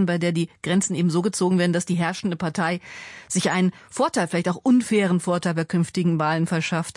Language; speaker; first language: German; native; German